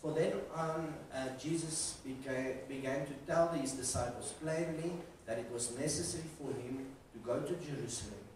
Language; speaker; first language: English; non-native, local second language; Afrikaans